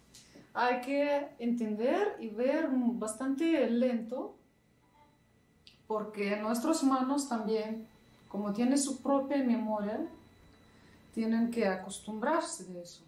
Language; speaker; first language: Spanish; non-native, fluent; Russian